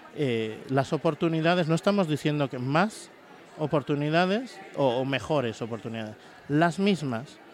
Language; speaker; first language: Spanish; native; Spanish